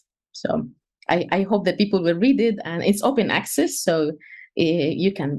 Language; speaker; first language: English; non-native, fluent; Arabic